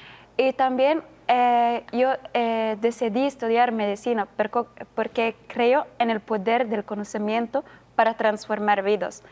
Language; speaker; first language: Spanish; non-native, learner; Arabic